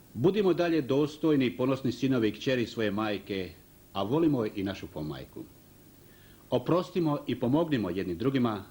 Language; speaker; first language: Croatian; native; Croatian